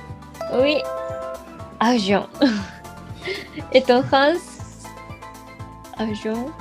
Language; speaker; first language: French; non-native, learner; Japanese